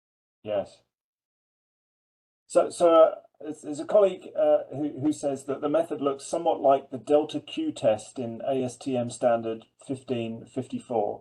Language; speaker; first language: English; native; English